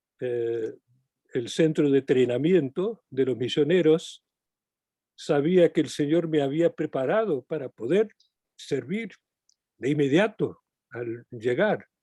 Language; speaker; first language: Spanish; non-native, fluent; English